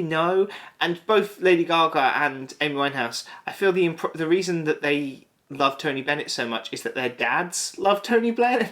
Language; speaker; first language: English; native; English